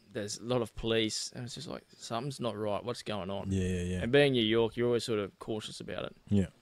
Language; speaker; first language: English; native; English